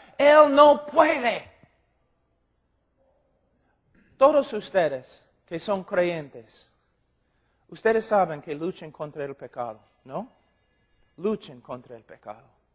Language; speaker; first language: Spanish; non-native, fluent; English